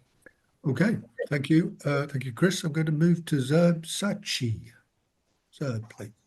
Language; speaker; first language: English; native; English